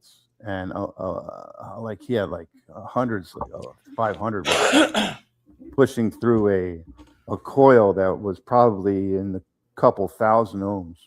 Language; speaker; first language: English; native; English